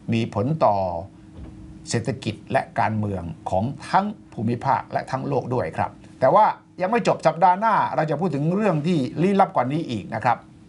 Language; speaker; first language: Thai; native; Thai